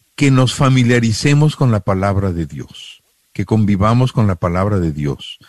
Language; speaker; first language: Spanish; native; Spanish